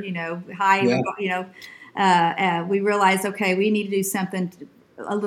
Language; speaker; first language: English; native; English